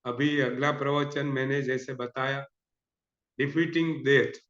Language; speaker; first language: Hindi; non-native, local second language; Gujarati